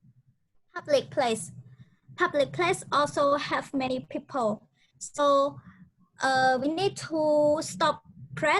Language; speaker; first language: English; non-native, learner; Khmer